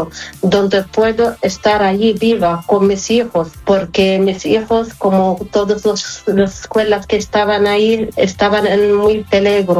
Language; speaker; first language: Spanish; non-native, learner; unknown